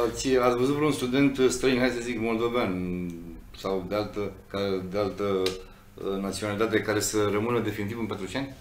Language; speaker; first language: Romanian; native; Romanian